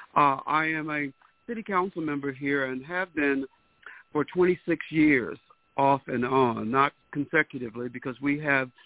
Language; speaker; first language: English; native; English